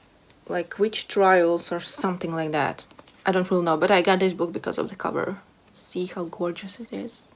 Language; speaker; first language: English; non-native, fluent; Latvian